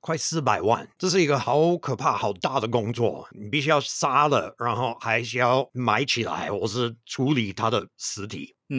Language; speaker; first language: Chinese; non-native, fluent; English